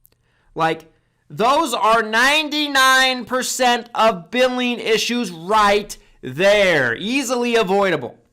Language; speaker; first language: English; native; English